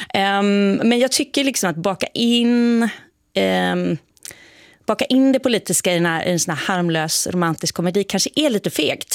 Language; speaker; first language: Swedish; native; Swedish